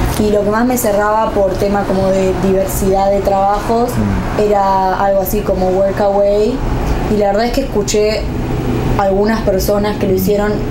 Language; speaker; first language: Spanish; native; Spanish